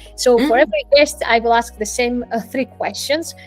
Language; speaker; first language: English; non-native, fluent; Greek